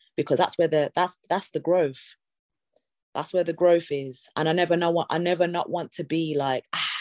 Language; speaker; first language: English; native; English